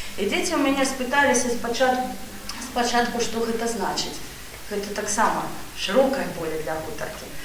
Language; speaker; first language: Belarusian; non-native, local second language; Russian